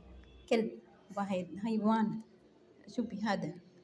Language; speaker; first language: Arabic; non-native, learner; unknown